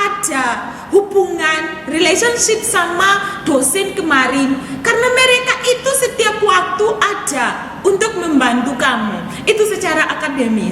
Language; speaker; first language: Indonesian; non-native, fluent; English